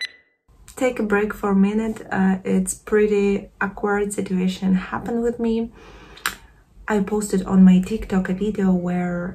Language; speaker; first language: English; non-native, learner; Russian